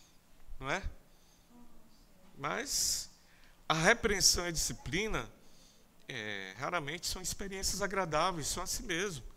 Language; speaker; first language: Portuguese; native; Portuguese